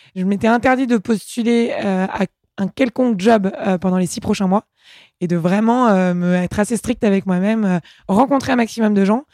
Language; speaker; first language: French; native; French